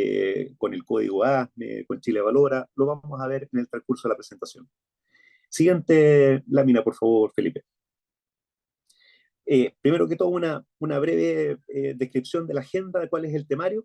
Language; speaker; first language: Spanish; native; Spanish